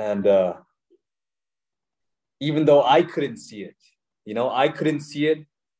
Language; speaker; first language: English; native; English